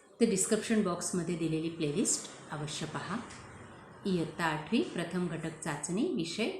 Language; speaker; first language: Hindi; non-native, local second language; Marathi